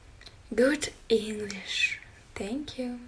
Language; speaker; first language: English; non-native, learner; Russian